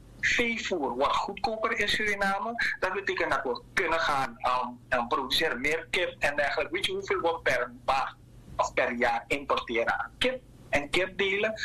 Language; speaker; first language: Dutch; native; Dutch